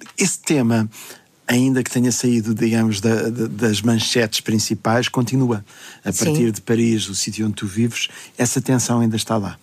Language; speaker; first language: Portuguese; native; Portuguese